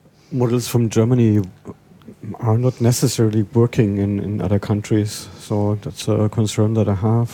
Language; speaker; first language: English; non-native, fluent; German